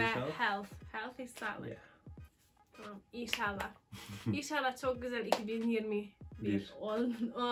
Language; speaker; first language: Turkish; non-native, learner; Hungarian